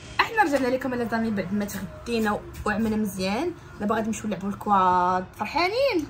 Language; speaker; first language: Arabic; native; Arabic